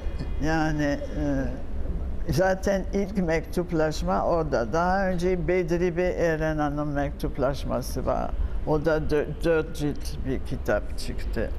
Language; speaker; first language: Turkish; non-native, fluent; French